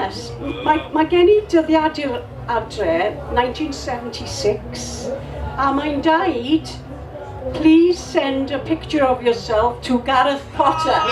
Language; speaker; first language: Welsh; non-native, local second language; English